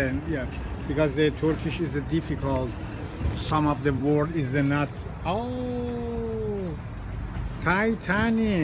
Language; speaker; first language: English; non-native, learner; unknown